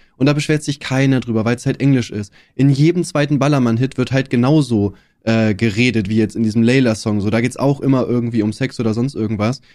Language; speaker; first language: German; native; German